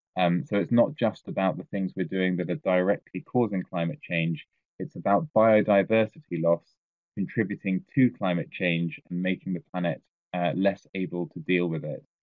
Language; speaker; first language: English; native; English